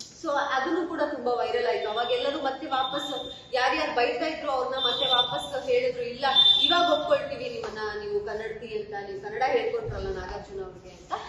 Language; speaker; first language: Kannada; non-native, local second language; Kodava